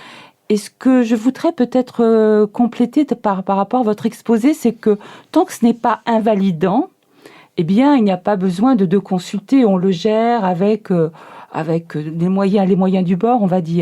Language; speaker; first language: French; native; French